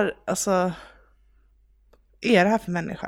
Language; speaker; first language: Swedish; native; Swedish